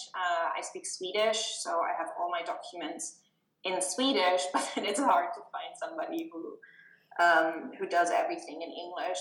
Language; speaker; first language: English; non-native, fluent; German